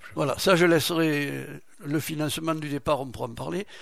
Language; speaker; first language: French; native; French